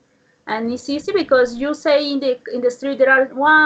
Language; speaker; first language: English; non-native, learner; Spanish